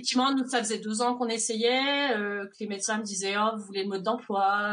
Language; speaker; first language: French; native; French